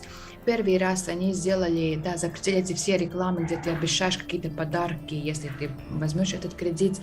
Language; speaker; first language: Russian; non-native, fluent; Latvian